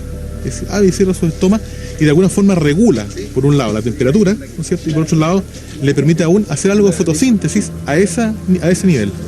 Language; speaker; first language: Spanish; native; Spanish